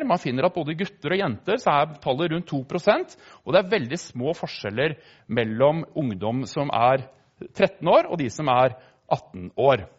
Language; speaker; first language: Norwegian; native; Norwegian